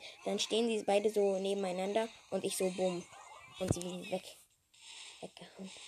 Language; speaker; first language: German; native; German